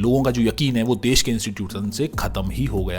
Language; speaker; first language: Hindi; native; Hindi